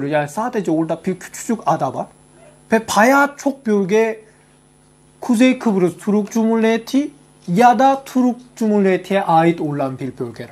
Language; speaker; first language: Turkish; non-native, learner; Korean